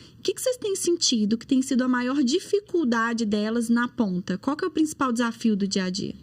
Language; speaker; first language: Portuguese; native; Portuguese